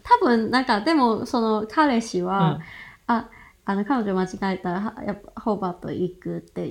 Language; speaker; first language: Japanese; non-native, fluent; Cantonese